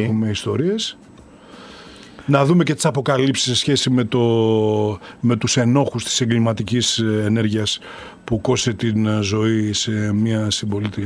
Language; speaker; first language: Greek; native; Greek